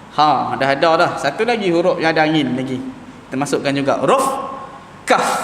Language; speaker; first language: Malay; native; Malay